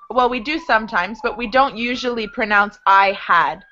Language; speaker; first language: English; native; English